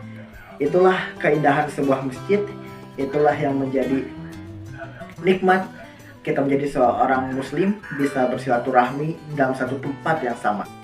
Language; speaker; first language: Indonesian; native; Indonesian